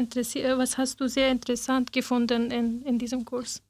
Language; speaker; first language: German; non-native, learner; Persian